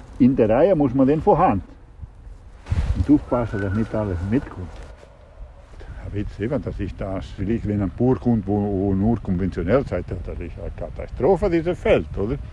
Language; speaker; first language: German; non-native, local second language; Italian